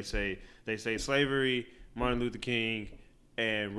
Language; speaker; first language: English; native; English